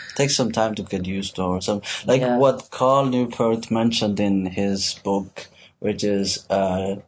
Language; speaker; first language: English; non-native, fluent; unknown